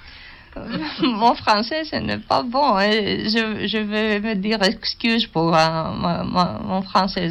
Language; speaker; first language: French; non-native, learner; Greek